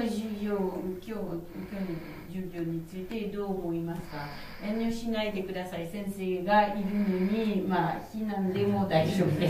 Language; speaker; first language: Japanese; non-native, fluent; French